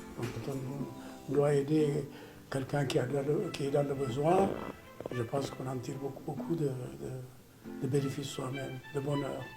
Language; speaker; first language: French; non-native, fluent; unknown